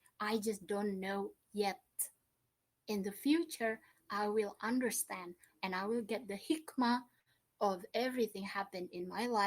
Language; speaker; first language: English; non-native, fluent; Indonesian